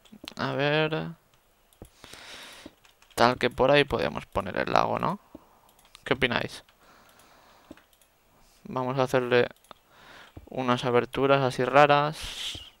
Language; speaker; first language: Spanish; native; Spanish